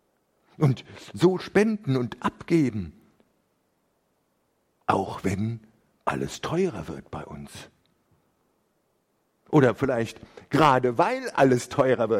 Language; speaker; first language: German; native; German